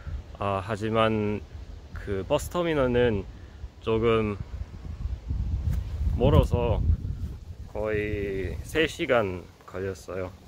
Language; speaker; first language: Korean; non-native, fluent; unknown